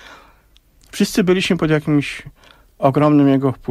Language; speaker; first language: Polish; native; Polish